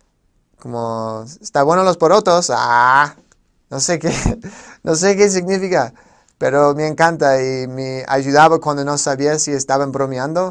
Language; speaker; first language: Spanish; non-native, fluent; English